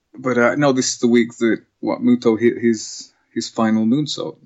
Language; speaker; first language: English; native; English